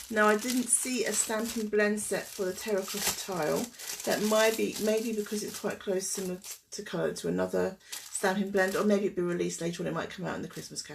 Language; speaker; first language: English; native; English